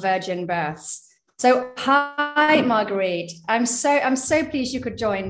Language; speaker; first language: English; native; English